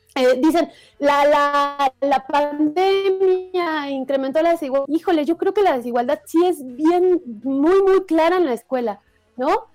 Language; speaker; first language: Spanish; native; Spanish